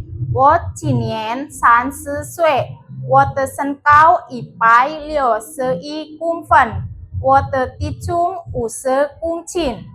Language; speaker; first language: Chinese; non-native, learner; Indonesian